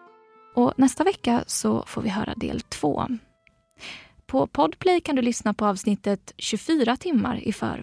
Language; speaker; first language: Swedish; native; Swedish